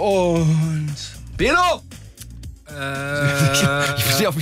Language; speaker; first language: German; native; German